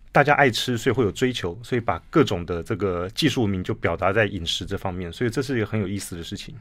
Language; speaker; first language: Chinese; native; Chinese